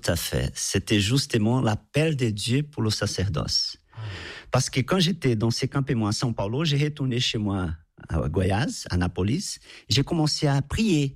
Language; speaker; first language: French; non-native, fluent; Portuguese